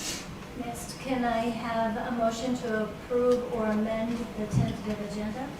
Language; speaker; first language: English; native; English